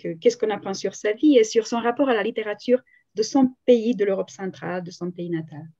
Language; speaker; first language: French; non-native, fluent; Slovak